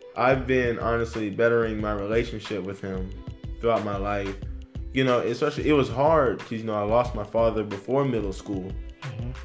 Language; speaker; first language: English; native; English